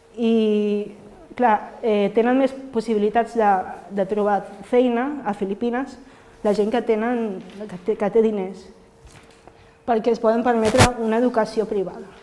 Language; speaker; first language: Catalan; early bilingual, other home language; Filipino